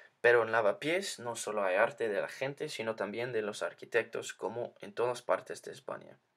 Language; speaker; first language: Spanish; non-native, learner; English